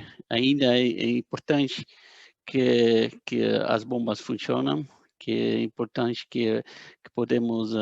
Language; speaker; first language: Portuguese; non-native, fluent; Dutch